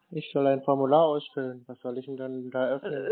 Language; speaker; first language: German; native; German